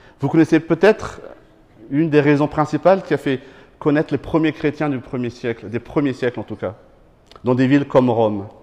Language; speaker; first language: French; non-native, local second language; Malagasy